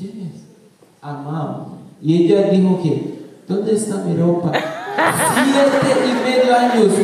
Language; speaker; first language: Spanish; non-native, learner; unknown